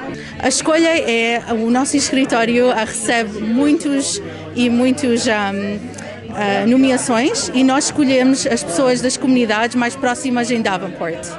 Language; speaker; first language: Portuguese; early bilingual, other home language; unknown